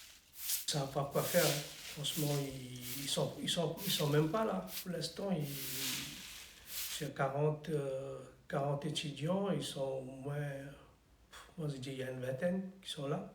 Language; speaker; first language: French; non-native, fluent; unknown